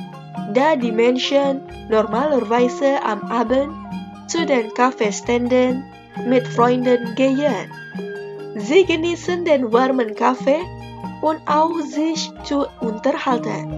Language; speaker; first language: German; non-native, fluent; Indonesian